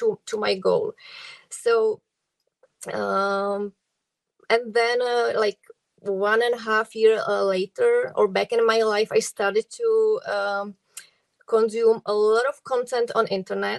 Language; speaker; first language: English; non-native, fluent; Czech